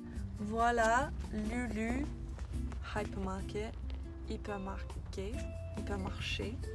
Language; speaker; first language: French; non-native, fluent; English